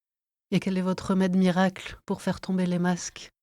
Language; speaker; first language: French; native; French